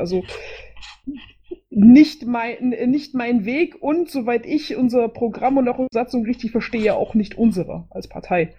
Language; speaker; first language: German; native; German